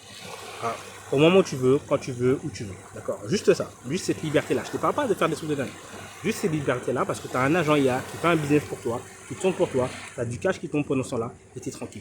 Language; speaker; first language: French; native; French